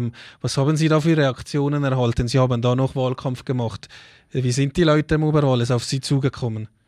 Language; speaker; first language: German; native; German